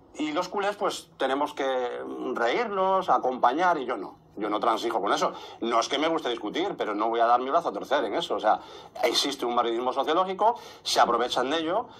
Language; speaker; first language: Spanish; native; Spanish